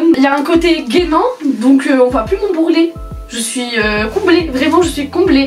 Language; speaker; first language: French; native; French